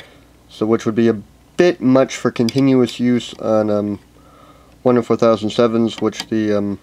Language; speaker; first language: English; native; English